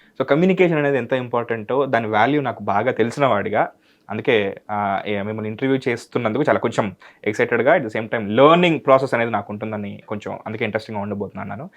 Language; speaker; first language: Telugu; native; Telugu